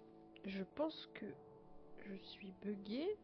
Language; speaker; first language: French; native; French